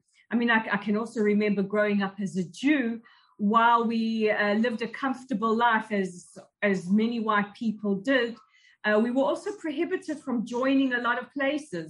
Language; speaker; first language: English; native; English